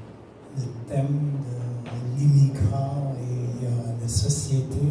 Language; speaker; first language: French; non-native, fluent; English